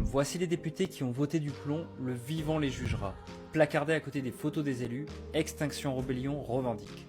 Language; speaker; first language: French; native; French